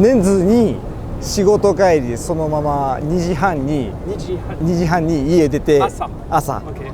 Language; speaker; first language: Japanese; native; Japanese